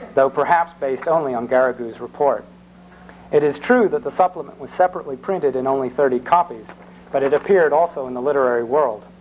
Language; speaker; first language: English; native; English